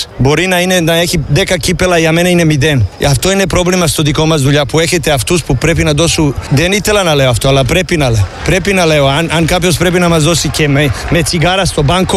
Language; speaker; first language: Greek; non-native, learner; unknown